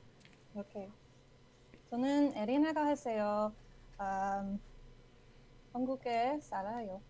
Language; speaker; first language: Korean; non-native, learner; English